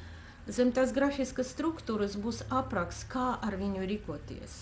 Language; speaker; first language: Latvian; non-native, local second language; Russian